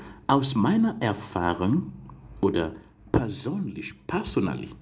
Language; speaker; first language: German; non-native, fluent; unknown